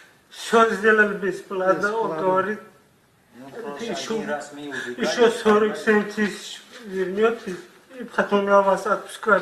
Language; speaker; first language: Russian; non-native, learner; Tajik